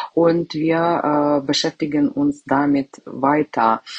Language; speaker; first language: German; non-native, fluent; Ukrainian